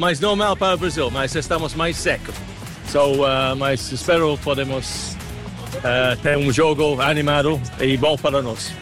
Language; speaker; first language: Portuguese; non-native, learner; English